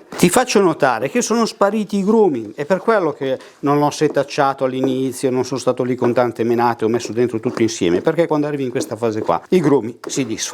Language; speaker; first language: Italian; native; Italian